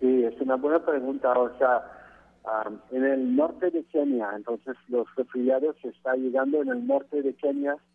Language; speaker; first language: Spanish; non-native, fluent; French